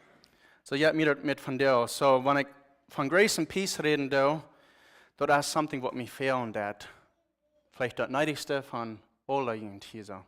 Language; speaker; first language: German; non-native, learner; Plautdietsch